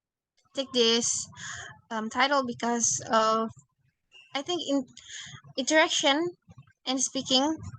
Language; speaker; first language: English; non-native, learner; Indonesian